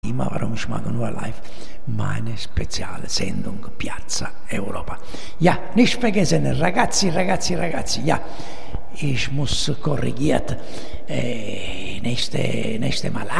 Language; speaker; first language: German; non-native, learner; Italian